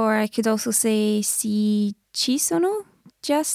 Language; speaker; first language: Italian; non-native, learner; English